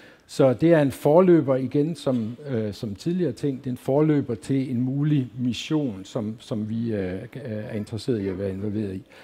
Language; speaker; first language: Danish; native; Danish